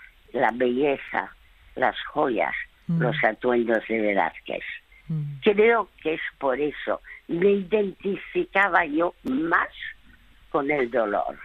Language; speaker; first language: Spanish; early bilingual, other home language; French